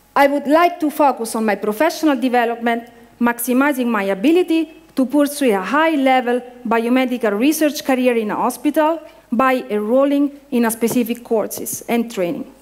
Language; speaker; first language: English; non-native, fluent; Italian